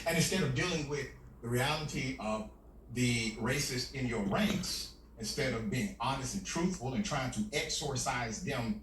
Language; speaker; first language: English; native; English